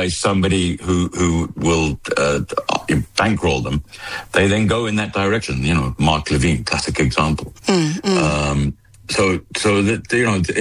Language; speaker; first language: English; native; English